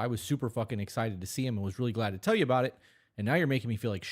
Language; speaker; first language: English; native; English